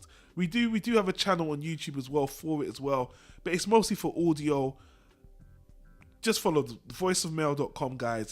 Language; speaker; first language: English; native; English